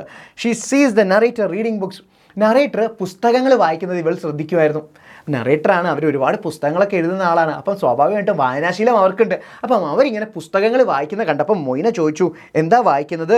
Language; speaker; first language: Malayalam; native; Malayalam